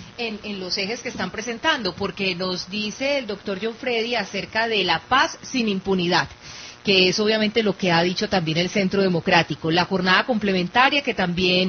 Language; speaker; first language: Spanish; native; Spanish